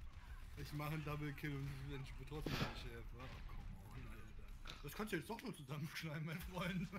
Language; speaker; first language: German; native; German